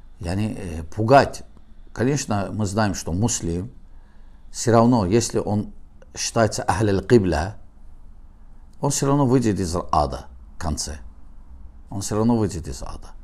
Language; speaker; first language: Russian; non-native, learner; Azerbaijani